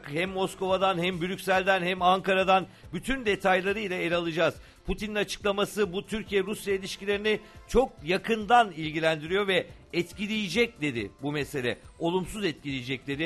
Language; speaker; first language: Turkish; native; Turkish